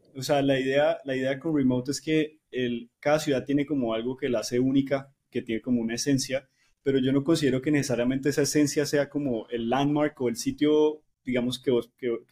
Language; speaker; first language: Spanish; native; Spanish